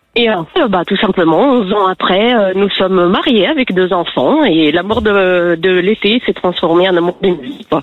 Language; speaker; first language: French; non-native, fluent; Italian